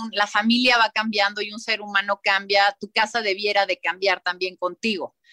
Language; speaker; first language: Spanish; native; Spanish